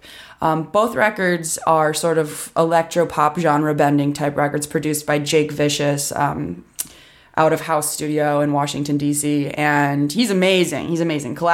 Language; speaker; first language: English; native; English